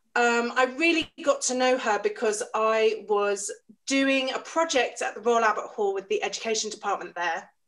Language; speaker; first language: English; native; English